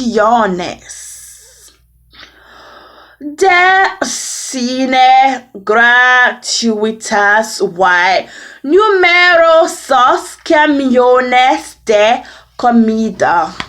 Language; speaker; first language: Spanish; non-native, learner; English